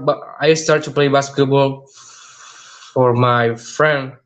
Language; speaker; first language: English; non-native, learner; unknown